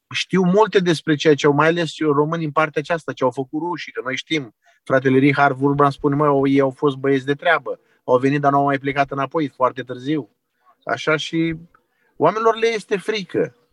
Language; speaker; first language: Romanian; native; Romanian